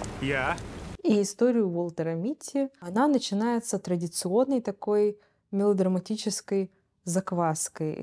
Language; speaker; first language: Russian; native; Russian